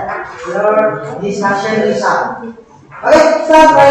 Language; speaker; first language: English; non-native, learner; Indonesian